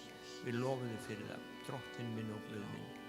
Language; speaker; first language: Icelandic; non-native, fluent; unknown